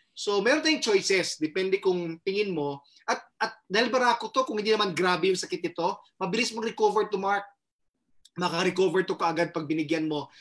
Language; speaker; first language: Filipino; non-native, local second language; Cebuano